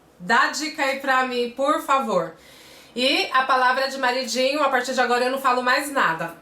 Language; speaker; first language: Portuguese; native; Portuguese